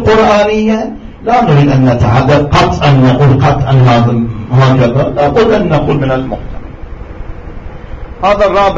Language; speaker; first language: Arabic; non-native, fluent; Persian